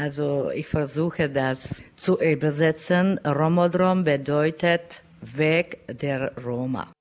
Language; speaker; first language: German; non-native, fluent; Czech